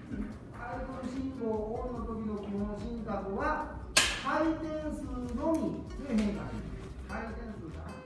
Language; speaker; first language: Japanese; native; Japanese